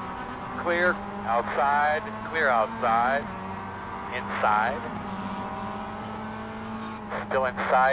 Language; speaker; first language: English; native; English